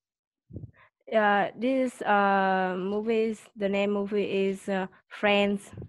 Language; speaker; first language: English; non-native, learner; Vietnamese